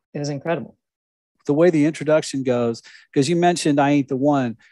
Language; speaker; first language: English; native; English